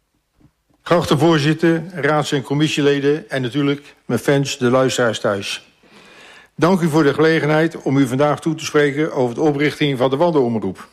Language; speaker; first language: Dutch; native; Dutch